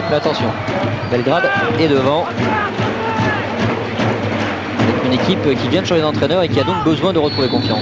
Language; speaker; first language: French; native; French